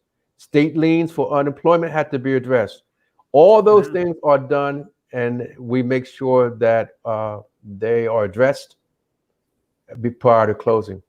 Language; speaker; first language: English; native; English